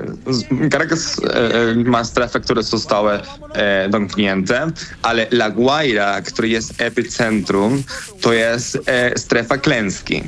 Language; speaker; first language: Polish; non-native, learner; Spanish